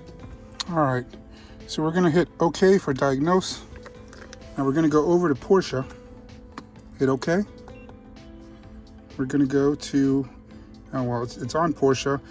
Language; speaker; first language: English; native; English